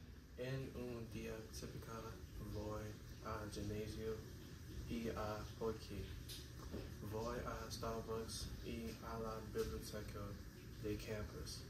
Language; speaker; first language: Spanish; non-native, learner; English